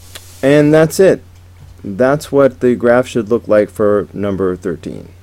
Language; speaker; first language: English; native; English